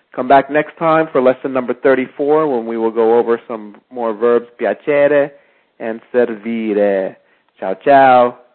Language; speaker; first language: English; native; English